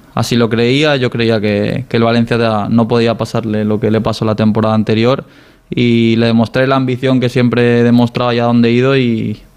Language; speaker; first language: Spanish; native; Spanish